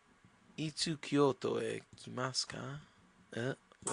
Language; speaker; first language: Japanese; non-native, learner; English